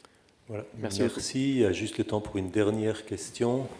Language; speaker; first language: French; native; French